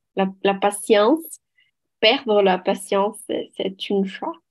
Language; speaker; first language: French; non-native, learner; Portuguese